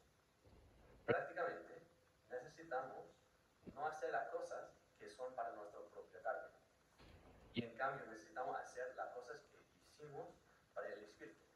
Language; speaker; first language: Spanish; non-native, fluent; English